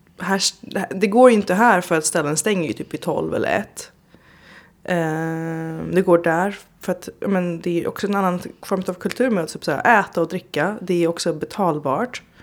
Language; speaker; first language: Swedish; early bilingual, other home language; Persian